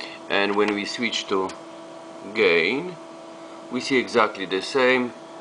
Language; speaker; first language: English; non-native, fluent; Polish